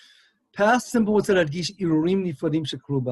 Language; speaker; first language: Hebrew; non-native, fluent; English